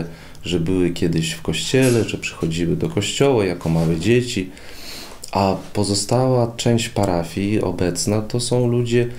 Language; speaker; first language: Polish; non-native, fluent; Russian